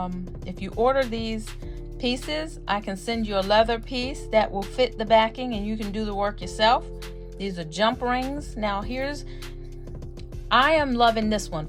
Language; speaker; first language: English; native; English